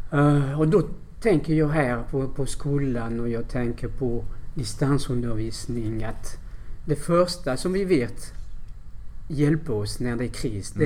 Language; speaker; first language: Swedish; non-native, fluent; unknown